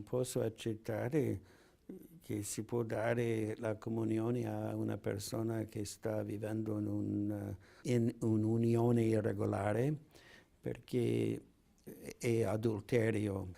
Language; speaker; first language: Italian; non-native, fluent; English